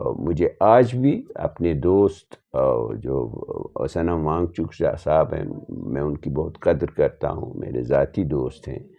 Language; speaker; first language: Urdu; non-native, local second language; Kashmiri